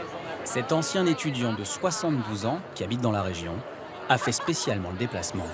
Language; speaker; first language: French; native; French